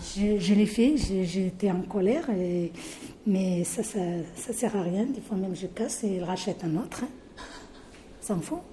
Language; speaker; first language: French; non-native, local second language; Arabic